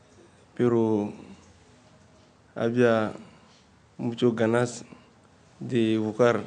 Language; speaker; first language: Spanish; non-native, learner; French